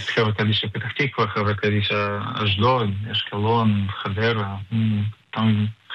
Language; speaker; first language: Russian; early bilingual, heritage; Russian